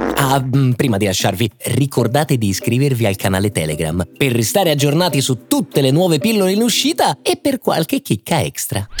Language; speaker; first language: Italian; native; Italian